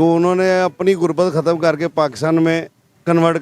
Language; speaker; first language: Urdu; non-native, local second language; Punjabi